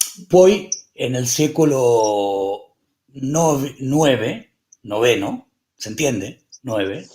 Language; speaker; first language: Italian; non-native, learner; Spanish